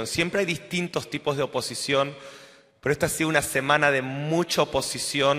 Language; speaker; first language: Spanish; native; Spanish